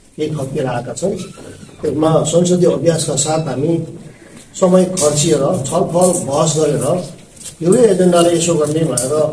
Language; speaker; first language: Nepali; native; Nepali